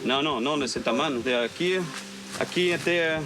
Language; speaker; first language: Portuguese; non-native, learner; French